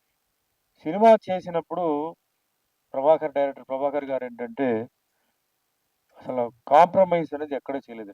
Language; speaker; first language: Telugu; native; Telugu